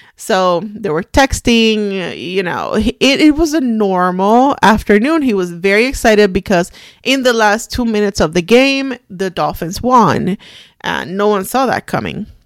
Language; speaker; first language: English; non-native, fluent; Spanish